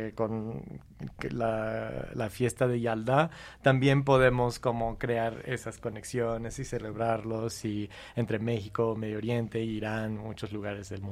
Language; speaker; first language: Spanish; non-native, fluent; English